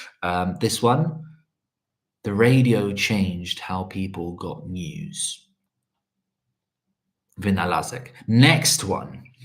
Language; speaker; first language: English; early bilingual, other home language; Polish